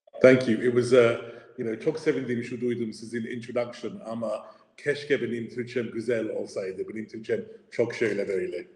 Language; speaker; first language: Turkish; early bilingual, heritage; English